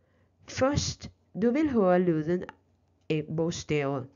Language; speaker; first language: Danish; non-native, learner; Filipino